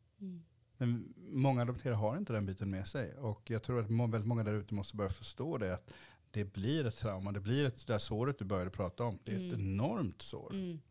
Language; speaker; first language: Swedish; early bilingual, other home language; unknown